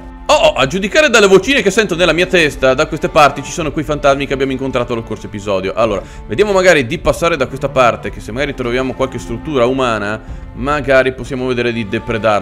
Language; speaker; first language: Italian; native; Italian